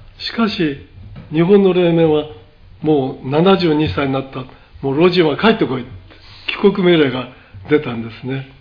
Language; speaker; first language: Japanese; native; Japanese